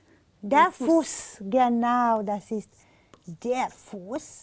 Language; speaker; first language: German; non-native, fluent; Romanian